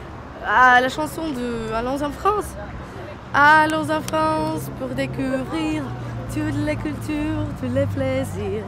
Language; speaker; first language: French; non-native, learner; Macedonian